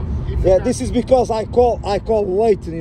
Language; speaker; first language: English; non-native, learner; Portuguese